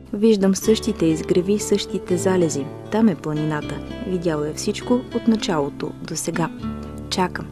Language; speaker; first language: Bulgarian; native; Bulgarian